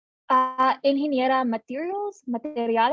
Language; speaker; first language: Spanish; non-native, learner; Filipino